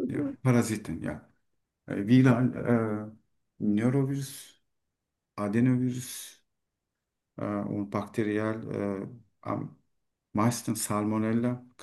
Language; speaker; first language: German; non-native, fluent; Turkish